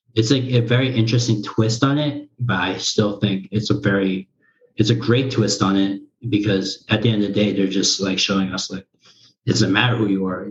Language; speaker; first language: English; early bilingual, other home language; Korean